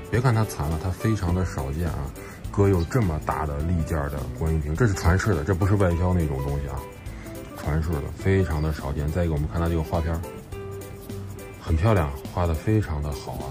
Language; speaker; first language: Chinese; native; Chinese